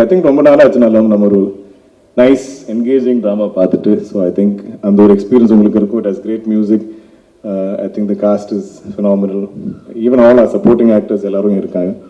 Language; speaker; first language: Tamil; non-native, local second language; Malayalam